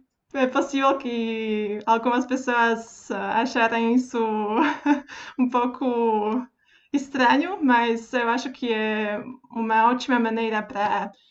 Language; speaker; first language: Portuguese; non-native, fluent; Slovak